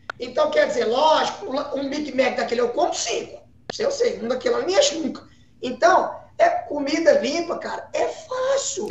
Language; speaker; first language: Portuguese; native; Portuguese